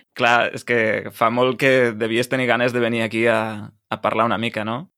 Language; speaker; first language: Catalan; native; Catalan